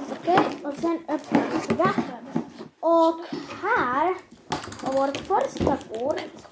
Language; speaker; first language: Swedish; early bilingual, other home language; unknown